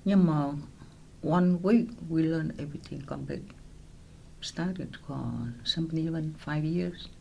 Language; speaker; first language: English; non-native, local second language; Vietnamese